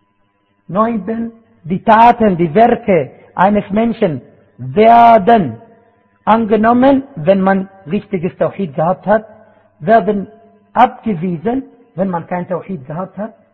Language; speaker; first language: German; non-native, fluent; Arabic